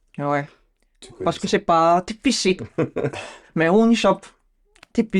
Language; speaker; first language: French; non-native, learner; Bulgarian